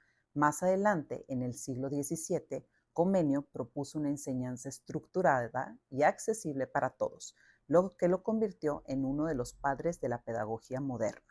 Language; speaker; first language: Spanish; native; Spanish